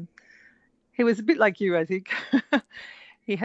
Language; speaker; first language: English; native; English